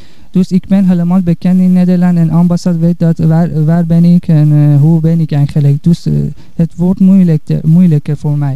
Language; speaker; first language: Dutch; non-native, learner; Persian